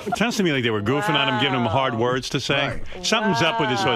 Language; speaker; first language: English; native; English